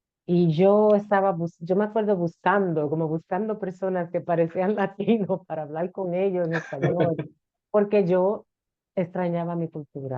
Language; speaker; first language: Spanish; early bilingual, heritage; Spanish